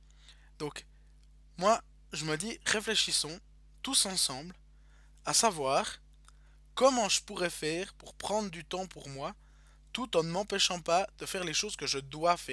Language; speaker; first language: French; native; French